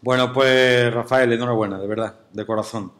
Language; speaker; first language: Spanish; native; Spanish